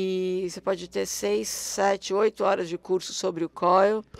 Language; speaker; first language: Portuguese; non-native, fluent; German